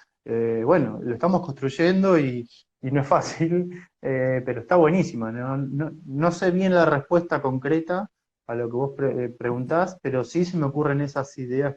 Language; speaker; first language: Spanish; native; Spanish